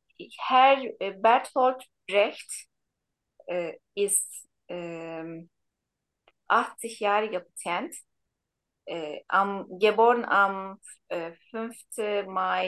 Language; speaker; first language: German; non-native, learner; Turkish